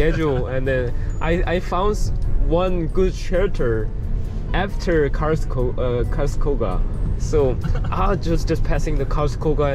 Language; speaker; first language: English; non-native, learner; Korean